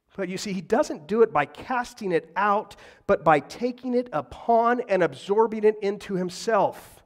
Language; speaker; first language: English; native; English